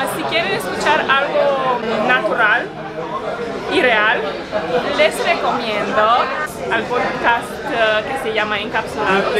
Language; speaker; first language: Spanish; non-native, fluent; Romanian